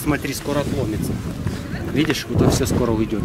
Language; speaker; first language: Russian; native; Russian